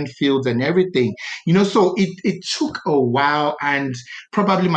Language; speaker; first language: English; non-native, local second language; Yoruba